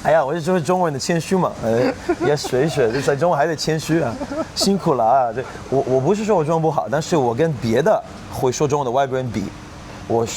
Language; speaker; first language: Chinese; non-native, fluent; Hebrew